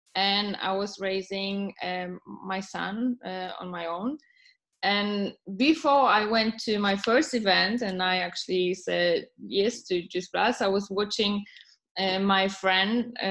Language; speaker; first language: English; non-native, fluent; Polish